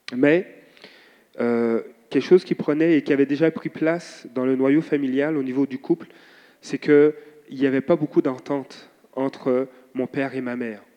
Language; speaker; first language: French; native; French